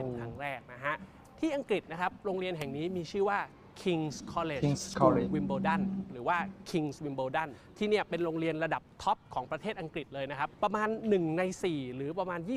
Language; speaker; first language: Thai; native; Thai